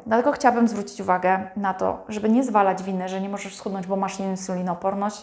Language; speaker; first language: Polish; native; Polish